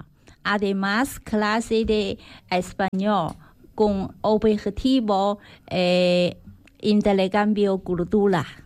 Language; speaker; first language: Spanish; non-native, learner; Chinese